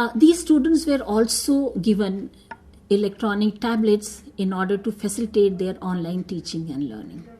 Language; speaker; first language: English; non-native, local second language; Hindi